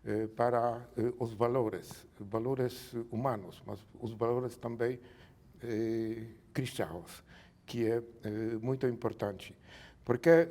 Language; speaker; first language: Portuguese; non-native, learner; Polish